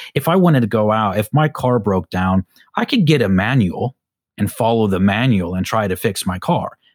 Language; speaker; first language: English; native; English